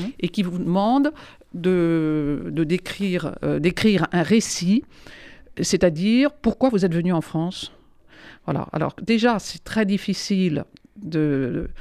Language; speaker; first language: French; native; French